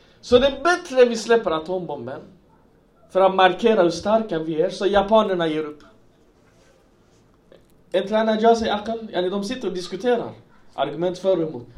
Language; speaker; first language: Swedish; non-native, local second language; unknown